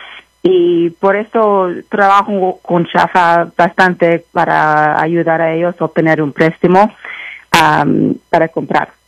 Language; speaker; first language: Spanish; early bilingual, heritage; Spanish